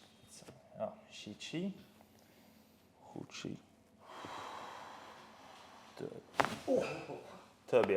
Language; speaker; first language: Chinese; non-native, fluent; English